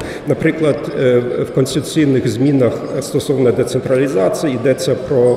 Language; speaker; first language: Ukrainian; non-native, fluent; German